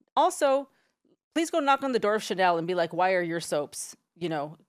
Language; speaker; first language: English; native; English